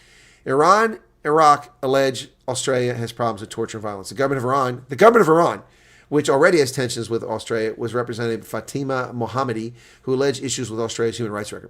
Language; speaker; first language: English; native; English